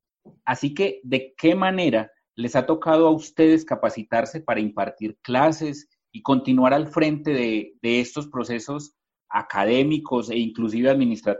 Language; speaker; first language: Spanish; native; Spanish